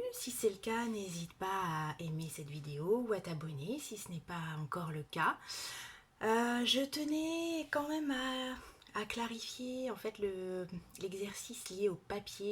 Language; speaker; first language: French; native; French